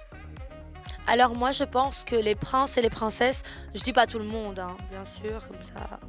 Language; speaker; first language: French; native; French